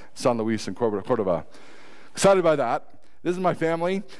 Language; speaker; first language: English; native; English